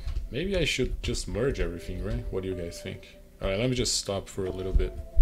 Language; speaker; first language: English; non-native, fluent; Portuguese